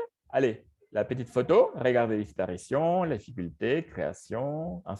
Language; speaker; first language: French; non-native, fluent; Spanish